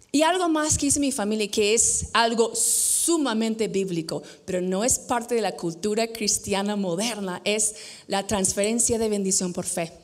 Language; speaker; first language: Spanish; non-native, fluent; English